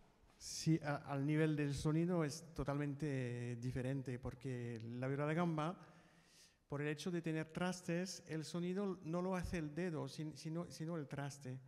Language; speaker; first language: Spanish; non-native, fluent; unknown